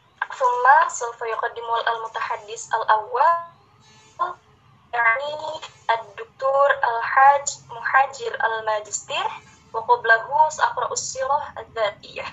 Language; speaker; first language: Arabic; non-native, learner; Indonesian